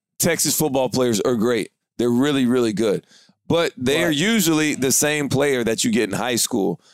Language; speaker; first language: English; native; English